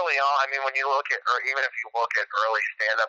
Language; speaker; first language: English; native; English